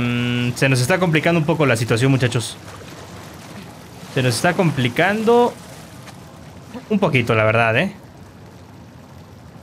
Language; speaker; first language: Spanish; native; Spanish